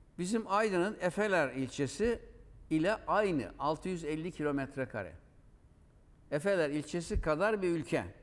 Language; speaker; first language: Turkish; native; Turkish